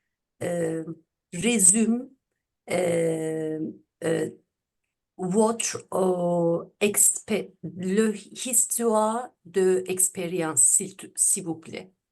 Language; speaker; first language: French; non-native, learner; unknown